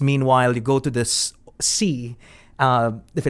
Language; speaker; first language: English; non-native, local second language; Filipino